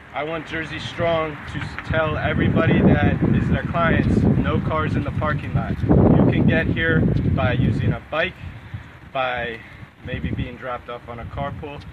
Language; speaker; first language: English; native; English